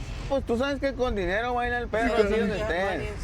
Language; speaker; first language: Spanish; native; Spanish